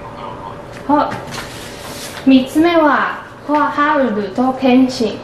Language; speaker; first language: Japanese; non-native, learner; Chinese